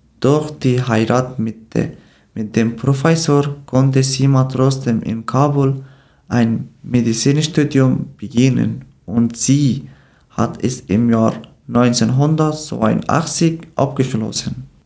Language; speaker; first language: German; non-native, learner; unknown